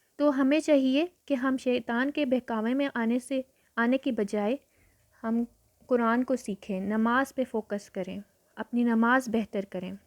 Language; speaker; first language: Urdu; native; Urdu